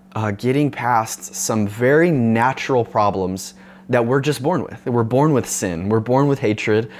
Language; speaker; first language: English; native; English